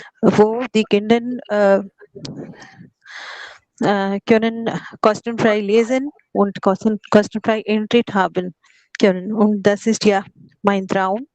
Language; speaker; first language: German; non-native, learner; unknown